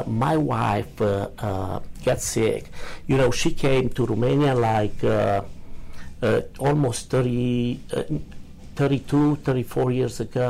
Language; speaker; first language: English; non-native, learner; Romanian